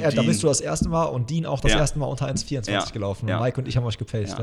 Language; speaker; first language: German; native; German